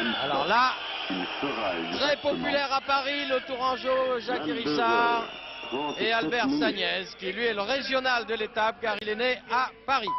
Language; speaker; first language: French; native; French